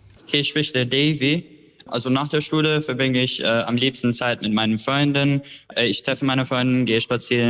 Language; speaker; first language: German; non-native, fluent; Albanian